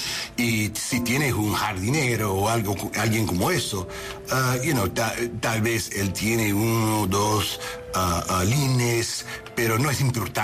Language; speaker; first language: Spanish; non-native, learner; English